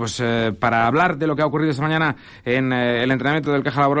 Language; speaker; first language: Spanish; native; Spanish